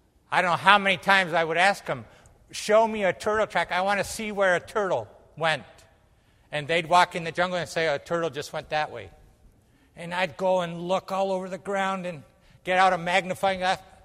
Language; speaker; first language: English; early bilingual, other home language; Spanish